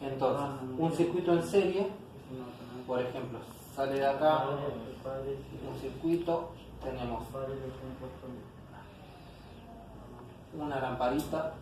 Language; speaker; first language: Spanish; native; Spanish